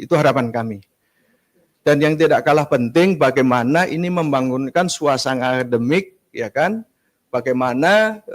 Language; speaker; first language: Indonesian; native; Indonesian